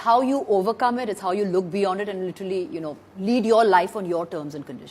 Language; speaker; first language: English; non-native, local second language; Hindi